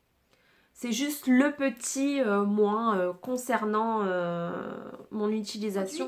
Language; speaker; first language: French; native; French